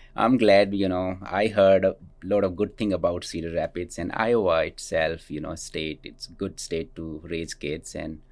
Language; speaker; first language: English; non-native, local second language; Hindi